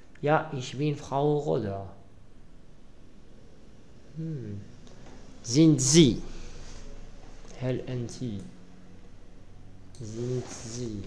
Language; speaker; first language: German; non-native, learner; Arabic